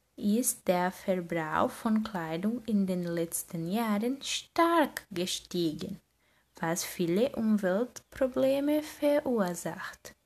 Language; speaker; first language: German; non-native, learner; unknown